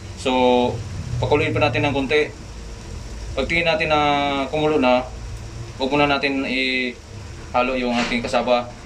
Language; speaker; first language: Filipino; non-native, local second language; Hiligaynon